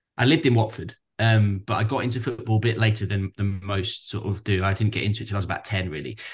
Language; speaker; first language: English; native; English